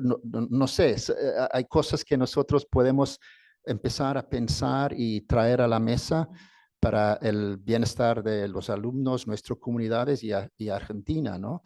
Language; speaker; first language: Spanish; non-native, fluent; English